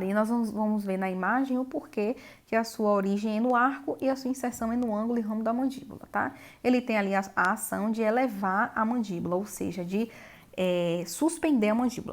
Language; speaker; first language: Portuguese; native; Portuguese